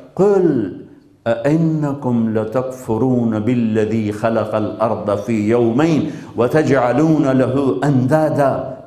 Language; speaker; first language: Urdu; non-native, local second language; Punjabi